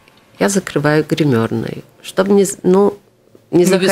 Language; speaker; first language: Russian; non-native, local second language; Latvian